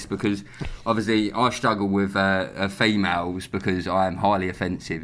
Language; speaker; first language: English; native; English